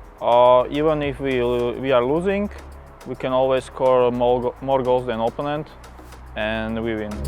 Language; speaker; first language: English; non-native, fluent; Slovak